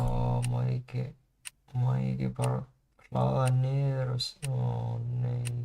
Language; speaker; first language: Icelandic; non-native, learner; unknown